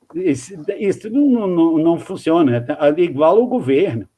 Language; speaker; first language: Portuguese; non-native, fluent; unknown